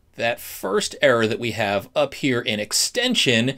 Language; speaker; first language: English; native; English